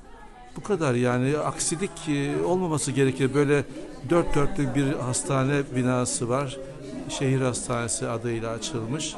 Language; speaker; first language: Turkish; native; Turkish